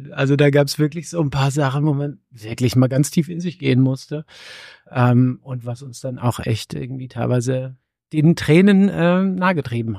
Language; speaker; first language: German; native; German